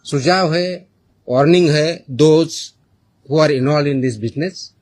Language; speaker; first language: Hindi; non-native, local second language; Marathi